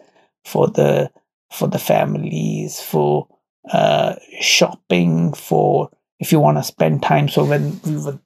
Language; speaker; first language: English; non-native, local second language; Punjabi